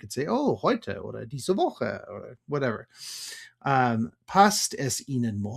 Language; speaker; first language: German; non-native, fluent; English